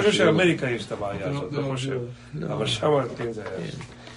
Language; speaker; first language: Hebrew; non-native, fluent; Spanish